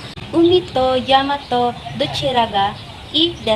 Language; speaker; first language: Japanese; non-native, learner; Filipino